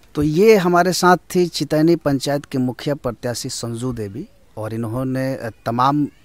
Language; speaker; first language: Hindi; native; Hindi